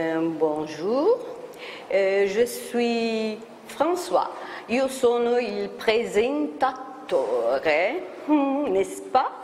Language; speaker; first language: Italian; non-native, learner; French